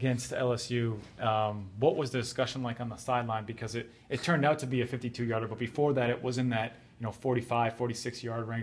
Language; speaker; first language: English; native; English